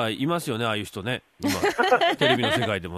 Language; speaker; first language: Japanese; native; Japanese